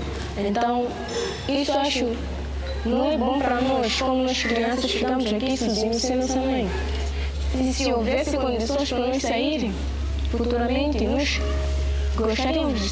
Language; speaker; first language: Portuguese; non-native, local second language; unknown